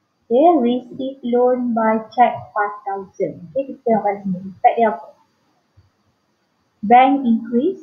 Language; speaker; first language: English; non-native, local second language; Malay